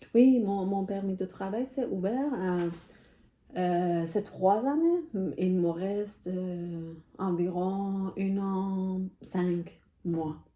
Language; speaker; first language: French; non-native, learner; Persian